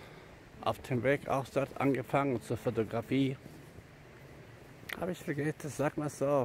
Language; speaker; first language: German; non-native, fluent; Albanian